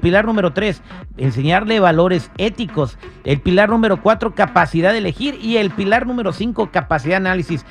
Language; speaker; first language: Spanish; native; Spanish